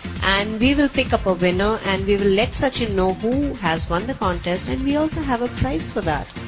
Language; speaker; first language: English; non-native, local second language; Hindi